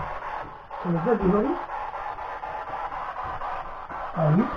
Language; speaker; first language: French; native; French